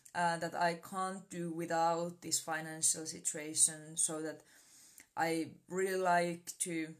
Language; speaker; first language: English; non-native, fluent; Finnish